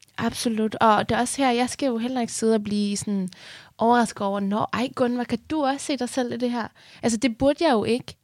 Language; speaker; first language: Danish; early bilingual, other home language; Persian